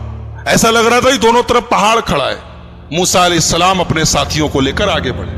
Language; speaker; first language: Urdu; native; Urdu